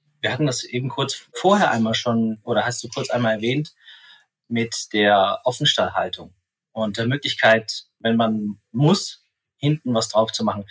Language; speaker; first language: German; native; German